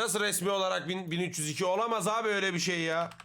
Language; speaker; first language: Turkish; native; Turkish